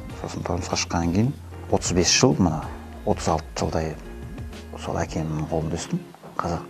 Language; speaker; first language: Kazakh; non-native, local second language; Russian